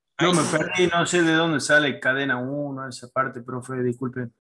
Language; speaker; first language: Spanish; native; Spanish